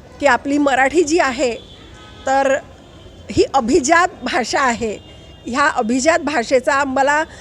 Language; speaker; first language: Marathi; native; Marathi